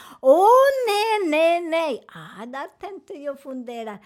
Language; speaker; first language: Swedish; non-native, learner; Spanish